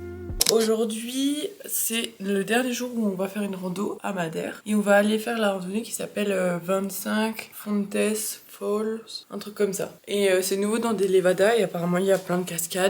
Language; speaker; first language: French; native; French